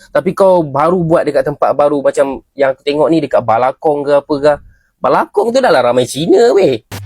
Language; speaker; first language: Malay; native; Malay